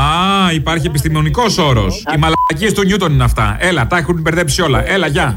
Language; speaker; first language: Greek; native; Greek